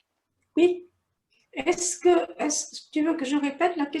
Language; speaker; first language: French; native; French